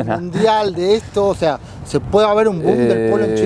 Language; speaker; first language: Spanish; native; Spanish